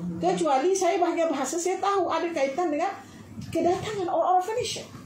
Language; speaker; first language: Malay; native; Malay